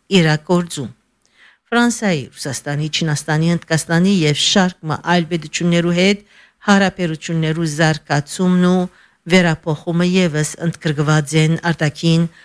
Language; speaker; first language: Armenian; early bilingual, heritage; Armenian